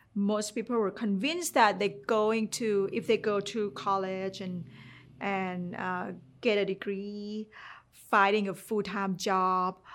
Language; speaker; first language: English; non-native, fluent; Thai